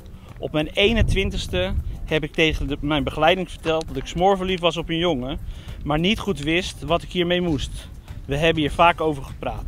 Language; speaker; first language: Dutch; native; Dutch